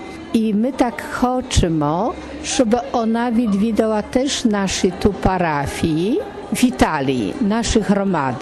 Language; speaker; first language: Polish; non-native, learner; Ukrainian